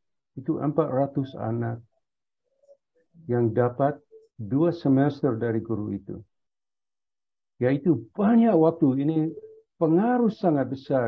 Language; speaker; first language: Indonesian; non-native, fluent; English